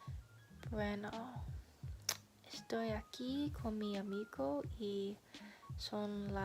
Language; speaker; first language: Spanish; non-native, learner; English